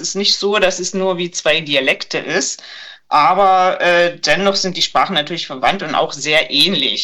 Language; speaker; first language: German; native; German